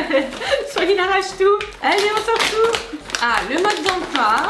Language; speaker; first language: French; native; French